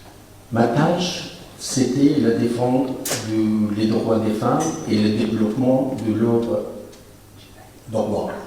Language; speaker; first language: French; non-native, fluent; Persian